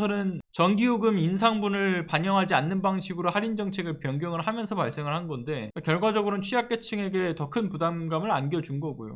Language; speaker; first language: Korean; native; Korean